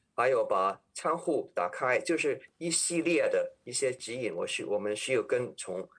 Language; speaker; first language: Chinese; non-native, local second language; Cantonese